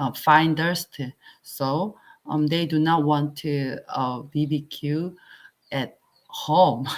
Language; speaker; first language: English; non-native, learner; Korean